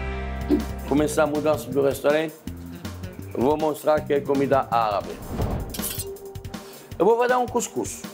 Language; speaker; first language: Portuguese; non-native, fluent; French